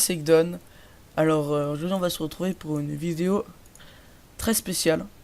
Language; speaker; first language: French; native; French